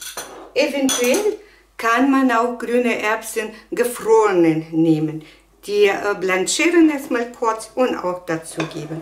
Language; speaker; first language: German; non-native, fluent; Russian